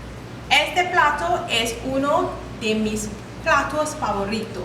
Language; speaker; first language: Spanish; non-native, learner; English